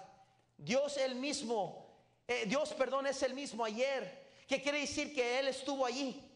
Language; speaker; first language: Spanish; native; Spanish